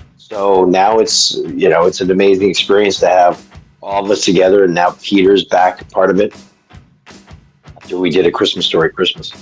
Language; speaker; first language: English; native; English